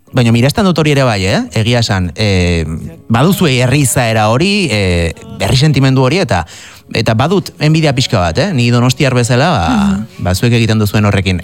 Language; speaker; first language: Basque; native; Basque